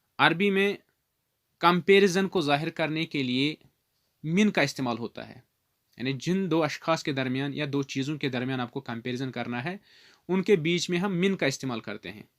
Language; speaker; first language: Urdu; non-native, local second language; Kashmiri